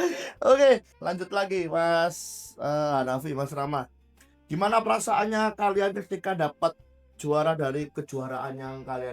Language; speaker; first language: Indonesian; native; Indonesian